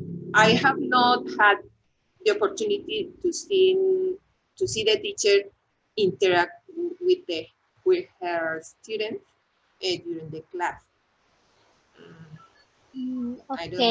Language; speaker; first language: English; non-native, learner; Spanish